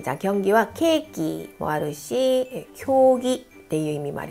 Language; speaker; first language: Japanese; non-native, fluent; Korean